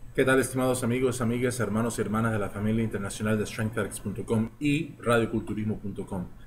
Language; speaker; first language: Spanish; early bilingual, heritage; Spanish